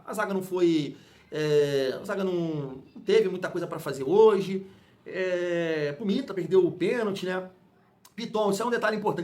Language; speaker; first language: Portuguese; native; Portuguese